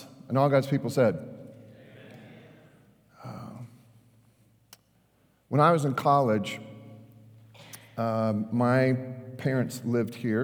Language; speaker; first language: English; native; English